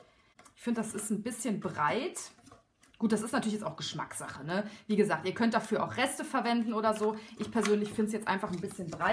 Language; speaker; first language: German; native; German